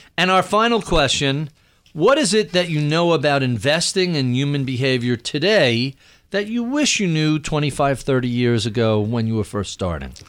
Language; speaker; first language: English; native; English